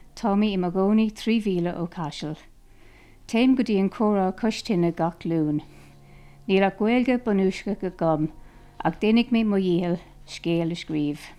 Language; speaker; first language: Irish; non-native, local second language; English